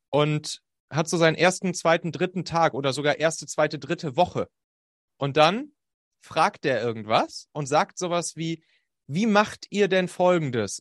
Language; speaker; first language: German; native; German